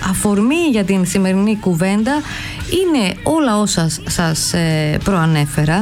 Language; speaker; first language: Greek; native; Greek